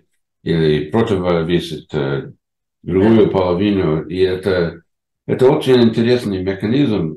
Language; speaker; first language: Russian; non-native, fluent; English